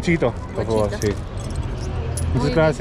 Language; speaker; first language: Spanish; non-native, learner; English